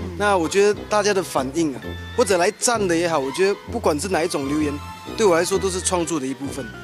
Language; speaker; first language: Chinese; native; Chinese